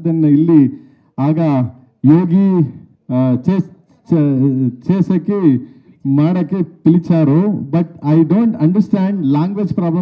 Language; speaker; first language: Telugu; non-native, learner; Kannada